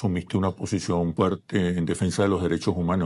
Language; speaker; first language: Spanish; native; Spanish